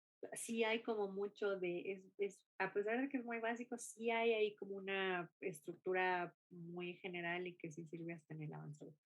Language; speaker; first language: Spanish; non-native, fluent; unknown